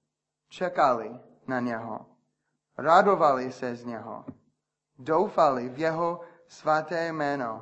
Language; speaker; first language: Czech; non-native, fluent; English